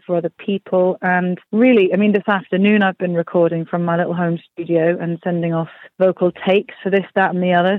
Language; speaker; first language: English; native; English